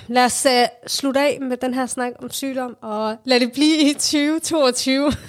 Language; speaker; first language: Danish; early bilingual, other home language; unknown